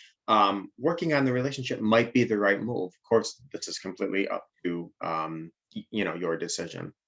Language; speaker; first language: English; native; English